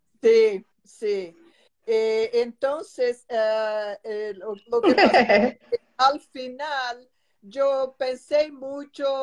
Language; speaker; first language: Spanish; non-native, learner; Portuguese